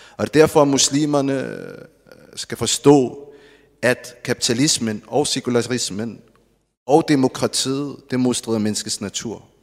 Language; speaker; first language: Danish; non-native, fluent; Arabic